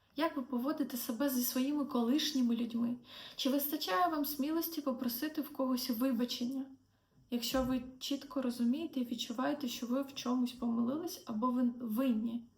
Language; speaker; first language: Ukrainian; non-native, local second language; Russian